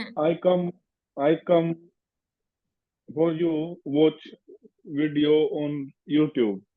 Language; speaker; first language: English; non-native, learner; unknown